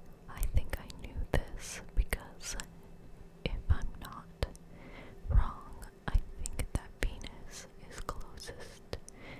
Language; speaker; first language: English; native; English